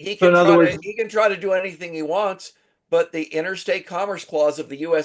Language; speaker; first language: English; native; English